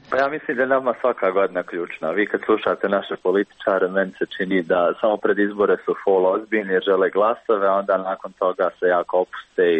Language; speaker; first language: Croatian; native; Croatian